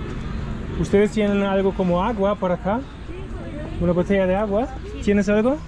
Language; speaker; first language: Spanish; non-native, learner; German